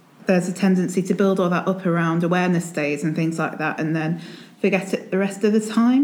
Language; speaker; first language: English; native; English